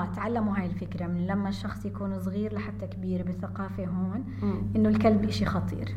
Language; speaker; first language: Arabic; native; Arabic